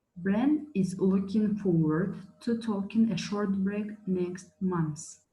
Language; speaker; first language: English; non-native, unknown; Kazakh